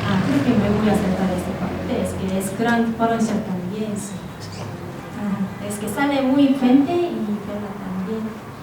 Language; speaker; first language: Spanish; non-native, learner; Korean